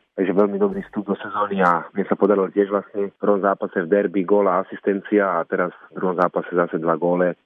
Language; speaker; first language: Slovak; native; Slovak